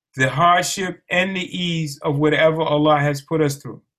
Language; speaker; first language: English; native; English